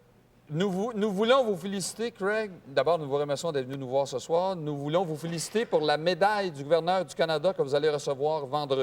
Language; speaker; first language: French; native; French